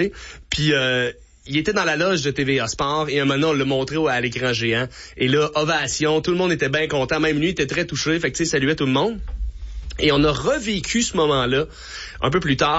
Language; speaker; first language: French; native; French